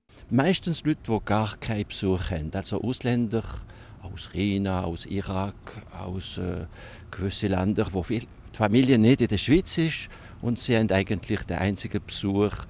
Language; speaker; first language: German; non-native, local second language; French